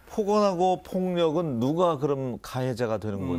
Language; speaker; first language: Korean; native; Korean